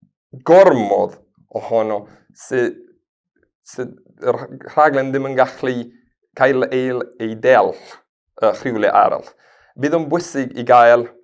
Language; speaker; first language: Welsh; non-native, learner; Spanish